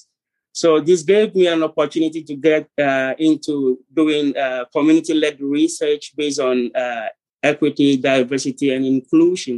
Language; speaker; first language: English; non-native, local second language; Ewe